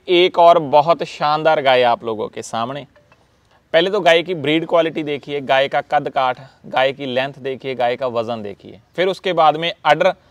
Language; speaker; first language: Hindi; non-native, local second language; Punjabi